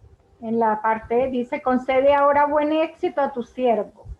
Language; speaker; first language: Spanish; native; Spanish